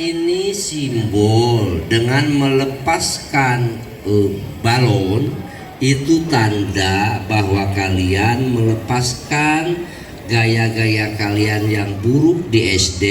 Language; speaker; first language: Indonesian; native; Indonesian